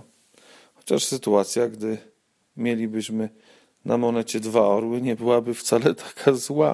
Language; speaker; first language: Polish; native; Polish